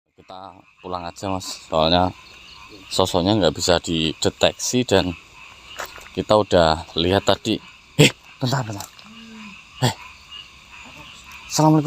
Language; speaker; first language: Indonesian; non-native, local second language; Javanese